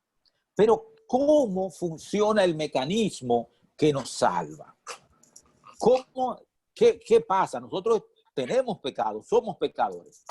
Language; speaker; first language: Spanish; native; Spanish